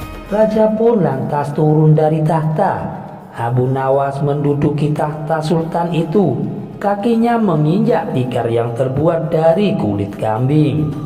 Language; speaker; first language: Indonesian; native; Indonesian